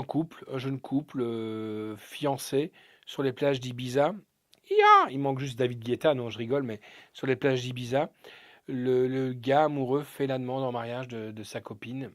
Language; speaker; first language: French; native; French